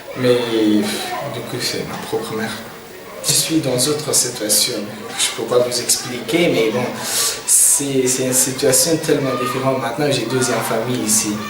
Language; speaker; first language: French; non-native, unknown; Persian